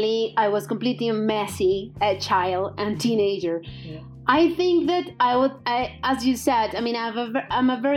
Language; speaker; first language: English; non-native, fluent; Spanish